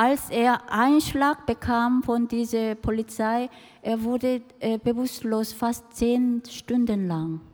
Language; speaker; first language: German; non-native, fluent; Korean